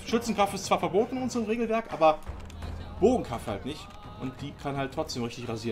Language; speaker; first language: German; native; German